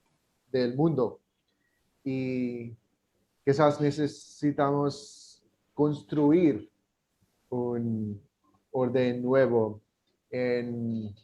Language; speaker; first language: Spanish; non-native, learner; English